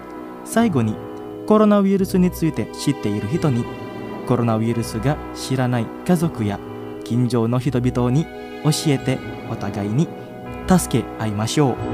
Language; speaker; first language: Japanese; non-native, fluent; Indonesian